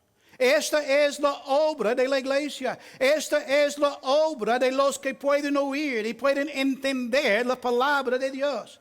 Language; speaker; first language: Spanish; non-native, fluent; English